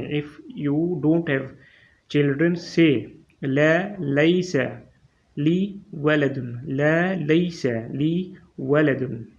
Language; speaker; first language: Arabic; non-native, fluent; Urdu